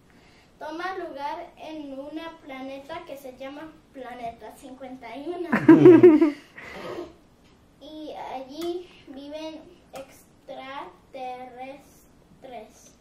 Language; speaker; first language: Spanish; non-native, learner; English